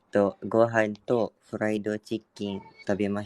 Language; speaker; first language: Japanese; non-native, learner; Malay